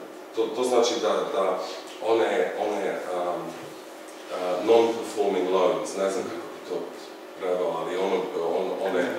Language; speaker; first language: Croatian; non-native, fluent; English